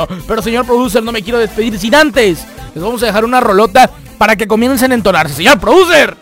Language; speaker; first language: Spanish; native; Spanish